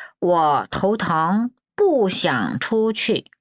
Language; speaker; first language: Chinese; non-native, fluent; Korean